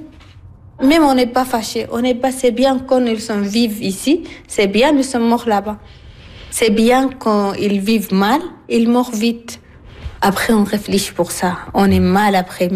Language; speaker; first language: French; non-native, learner; Arabic